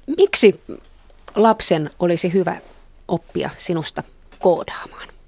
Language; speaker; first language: Finnish; native; Finnish